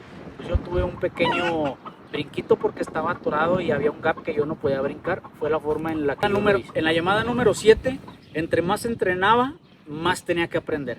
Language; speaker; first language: Spanish; native; Spanish